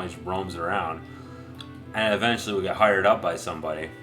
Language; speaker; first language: English; native; English